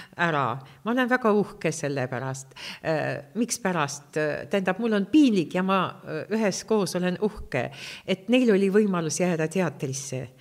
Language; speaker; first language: Estonian; non-native, local second language; Russian